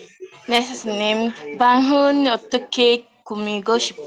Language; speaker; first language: Korean; non-native, learner; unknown